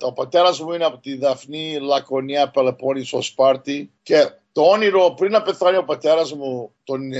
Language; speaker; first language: Greek; early bilingual, heritage; Greek